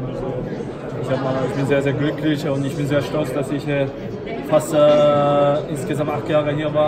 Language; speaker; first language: German; non-native, fluent; Korean